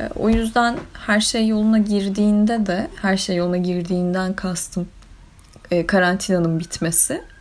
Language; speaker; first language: Turkish; native; Turkish